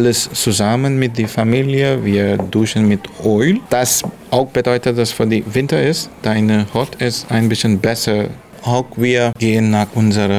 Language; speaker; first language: German; non-native, learner; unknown